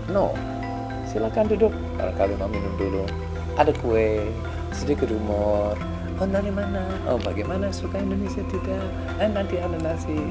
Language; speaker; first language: Indonesian; non-native, fluent; English